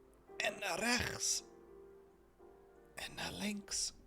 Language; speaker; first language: Dutch; non-native, learner; English